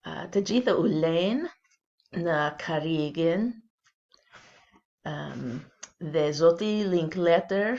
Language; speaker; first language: Albanian; non-native, learner; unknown